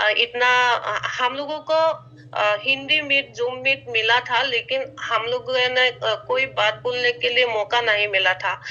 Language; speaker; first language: Hindi; non-native, local second language; Assamese